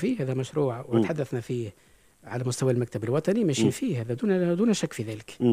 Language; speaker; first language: Arabic; native; Arabic